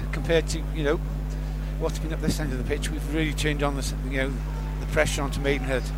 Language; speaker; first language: English; native; English